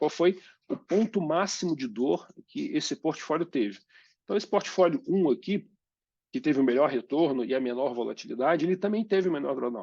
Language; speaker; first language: Portuguese; native; Portuguese